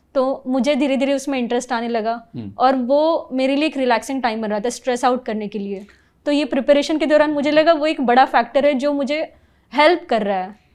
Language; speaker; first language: Hindi; non-native, local second language; Marathi